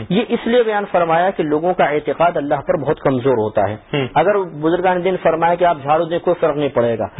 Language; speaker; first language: Urdu; native; Urdu